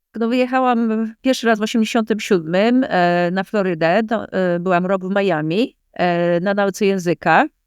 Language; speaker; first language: Polish; native; Polish